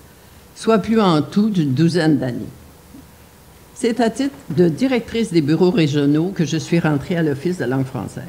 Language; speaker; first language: French; native; French